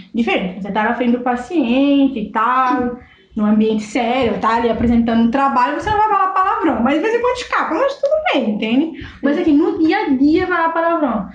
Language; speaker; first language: Portuguese; non-native, local second language; Kabuverdianu